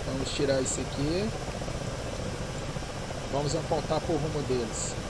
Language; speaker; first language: Portuguese; native; Portuguese